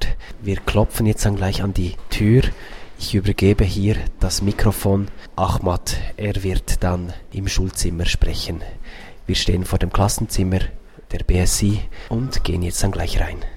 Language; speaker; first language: German; native; German